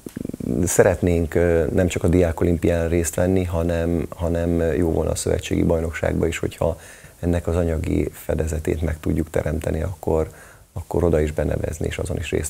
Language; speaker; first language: Hungarian; native; Hungarian